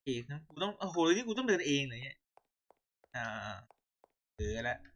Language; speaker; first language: Thai; native; Thai